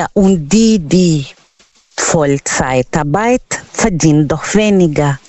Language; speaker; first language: German; non-native, learner; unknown